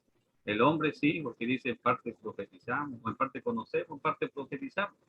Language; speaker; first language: Spanish; native; Spanish